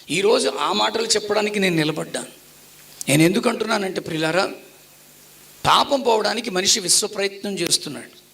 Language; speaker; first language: Telugu; non-native, local second language; Tamil